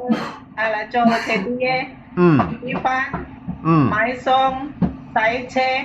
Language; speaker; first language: Cantonese; non-native, learner; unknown